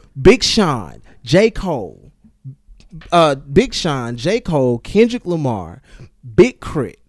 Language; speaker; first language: English; native; English